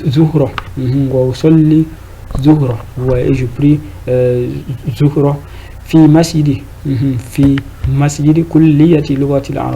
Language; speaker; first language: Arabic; non-native, fluent; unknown